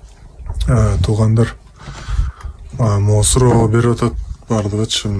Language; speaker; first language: Kyrgyz; non-native, local second language; Russian